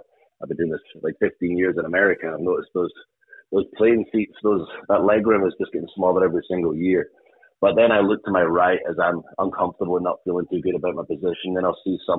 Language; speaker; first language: English; native; English